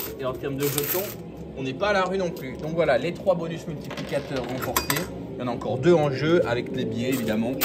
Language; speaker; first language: French; native; French